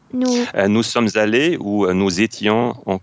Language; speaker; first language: French; non-native, fluent; German